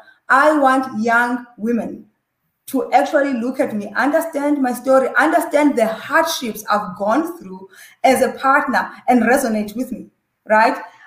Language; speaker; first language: English; non-native, local second language; Xhosa